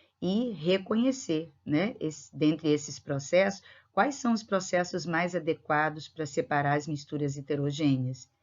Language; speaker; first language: Portuguese; native; Portuguese